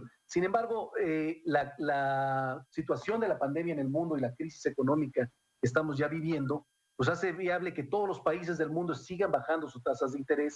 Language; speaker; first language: Spanish; native; Spanish